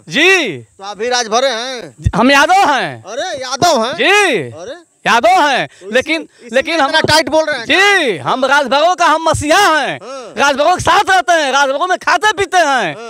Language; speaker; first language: Hindi; native; Hindi